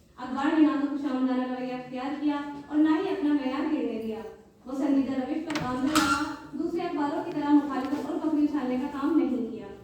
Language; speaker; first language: Urdu; native; Urdu